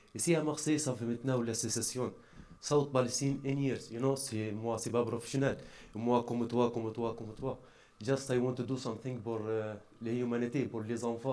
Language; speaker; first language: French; non-native, learner; Arabic